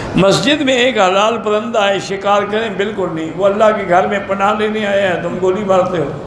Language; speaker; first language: Urdu; early bilingual, heritage; Urdu